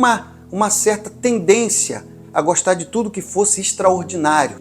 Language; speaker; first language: Portuguese; native; Portuguese